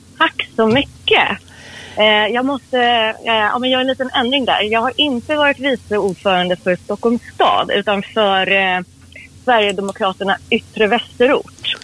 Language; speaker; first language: Swedish; early bilingual, other home language; Persian